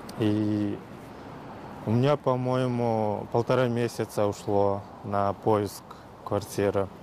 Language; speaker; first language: Russian; non-native, local second language; Kyrgyz